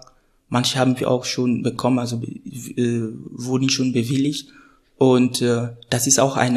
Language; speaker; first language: German; non-native, fluent; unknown